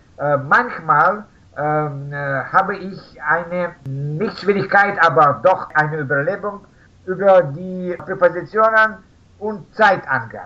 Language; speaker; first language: German; non-native, learner; Russian